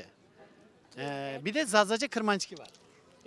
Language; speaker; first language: Turkish; native; Turkish